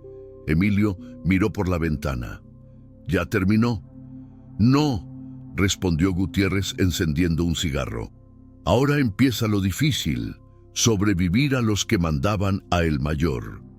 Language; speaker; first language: Spanish; native; Spanish